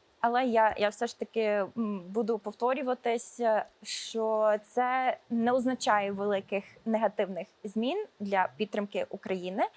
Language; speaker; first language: Ukrainian; early bilingual, heritage; Ukrainian